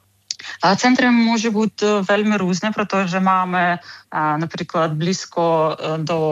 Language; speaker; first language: Czech; non-native, learner; Ukrainian